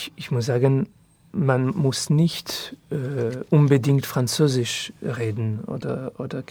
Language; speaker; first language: German; non-native, learner; French